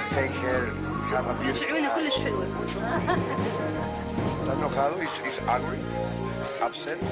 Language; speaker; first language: English; non-native, learner; Spanish